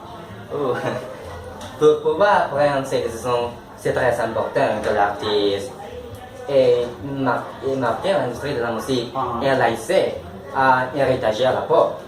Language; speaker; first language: French; non-native, learner; Spanish